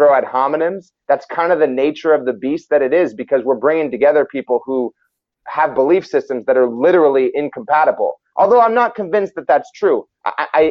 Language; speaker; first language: English; native; English